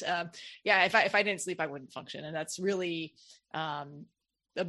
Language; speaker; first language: English; native; English